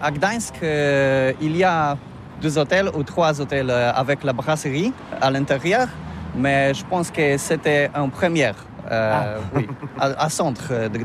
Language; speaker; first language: French; non-native, learner; Polish